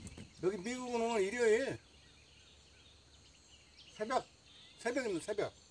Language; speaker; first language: Korean; native; Korean